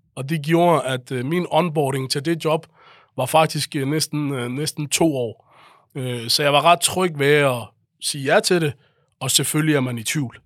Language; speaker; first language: Danish; early bilingual, other home language; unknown